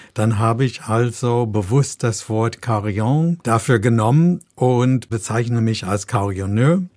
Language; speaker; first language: German; non-native, fluent; English